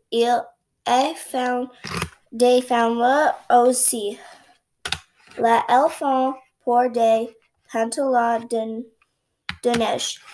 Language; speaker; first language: French; non-native, learner; English